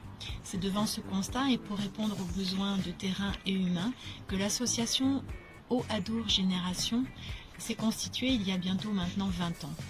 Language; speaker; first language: French; native; French